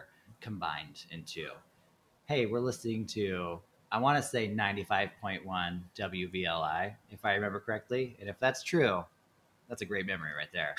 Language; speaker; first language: English; native; English